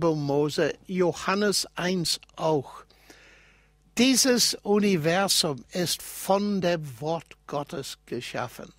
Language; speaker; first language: German; non-native, fluent; English